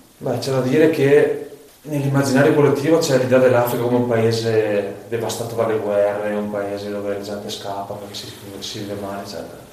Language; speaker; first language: Italian; native; Italian